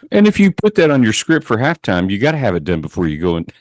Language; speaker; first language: English; native; English